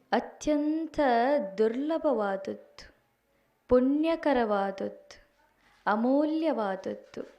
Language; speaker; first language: Kannada; native; Kannada